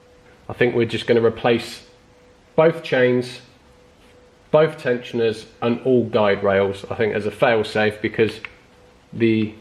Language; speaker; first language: English; native; English